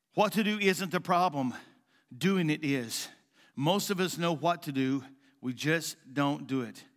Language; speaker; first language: English; native; English